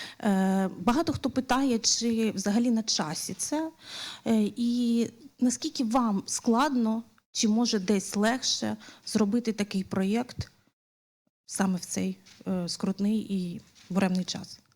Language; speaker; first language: Ukrainian; native; Ukrainian